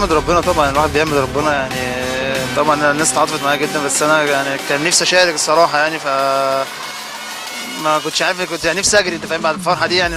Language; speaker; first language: Arabic; native; Arabic